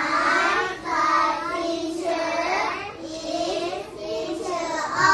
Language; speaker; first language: English; non-native, learner; Thai